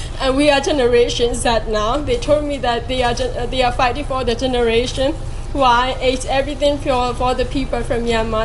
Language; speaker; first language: English; non-native, fluent; Burmese